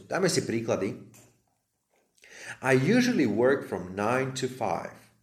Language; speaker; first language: English; non-native, fluent; Slovak